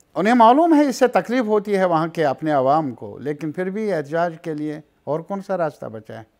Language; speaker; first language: Urdu; non-native, local second language; Kashmiri